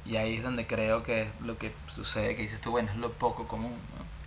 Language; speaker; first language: Spanish; native; Spanish